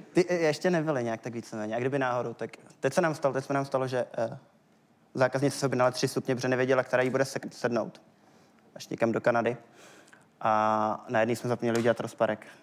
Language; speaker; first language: Czech; native; Czech